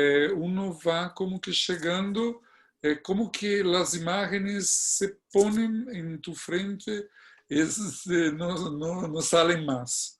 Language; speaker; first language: Spanish; non-native, fluent; Portuguese